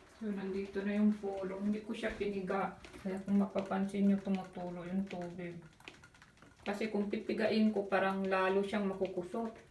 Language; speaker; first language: Filipino; native; Filipino